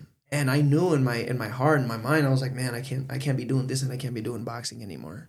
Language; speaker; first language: English; early bilingual, other home language; Spanish